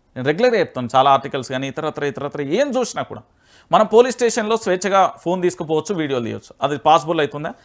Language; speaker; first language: Telugu; native; Telugu